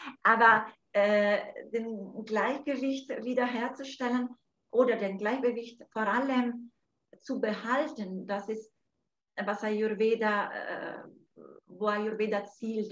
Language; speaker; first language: German; non-native, fluent; Italian